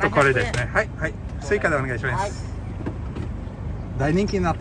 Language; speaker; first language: Japanese; non-native, fluent; Swedish